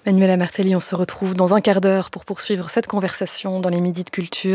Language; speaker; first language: French; native; French